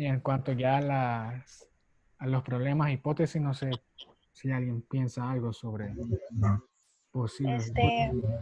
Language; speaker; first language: Spanish; native; Spanish